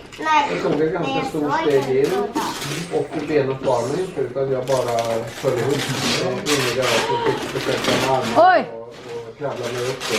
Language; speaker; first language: Swedish; native; Swedish